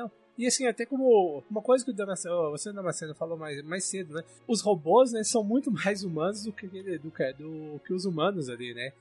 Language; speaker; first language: Portuguese; native; Portuguese